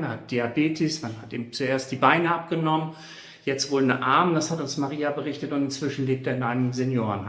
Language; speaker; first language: German; native; German